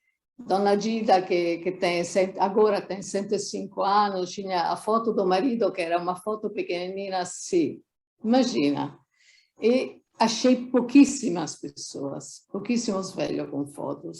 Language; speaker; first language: Portuguese; non-native, fluent; Italian